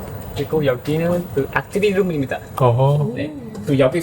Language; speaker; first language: Korean; non-native, learner; Vietnamese